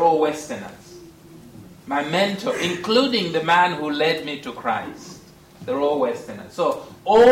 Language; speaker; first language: English; non-native, local second language; Bemba